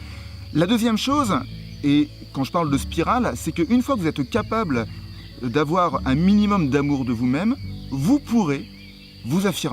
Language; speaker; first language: French; native; French